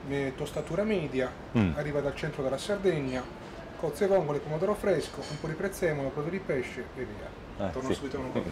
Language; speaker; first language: Italian; native; Italian